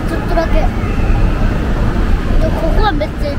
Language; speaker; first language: Japanese; early bilingual, other home language; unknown